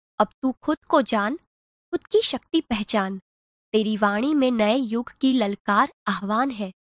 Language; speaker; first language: Hindi; non-native, local second language; Gujarati